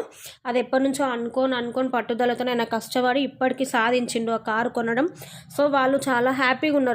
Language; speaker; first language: Telugu; native; Telugu